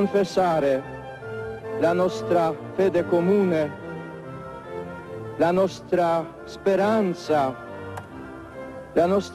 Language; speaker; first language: Italian; non-native, fluent; Polish